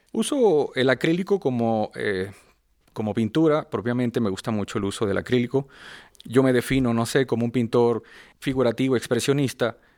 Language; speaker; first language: Spanish; native; Spanish